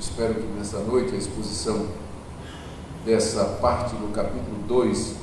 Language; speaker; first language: Portuguese; native; Portuguese